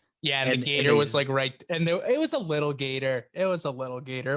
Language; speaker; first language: English; native; English